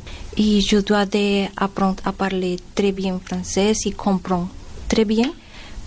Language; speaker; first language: French; non-native, learner; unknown